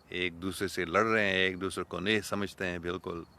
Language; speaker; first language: Urdu; non-native, fluent; English